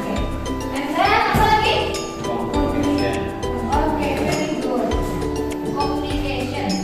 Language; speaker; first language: English; non-native, fluent; Indonesian